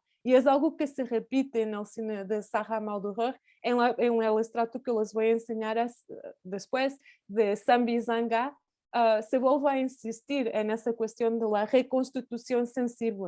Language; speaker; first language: Spanish; non-native, fluent; Portuguese